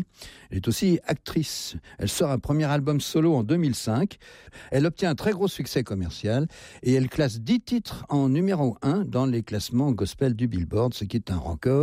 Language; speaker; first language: French; native; French